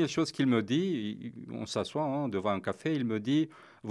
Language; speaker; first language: French; non-native, fluent; Romanian